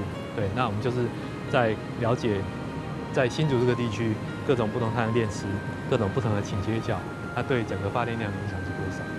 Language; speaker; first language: Chinese; native; Chinese